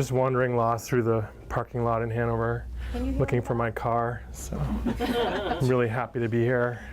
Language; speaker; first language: English; native; English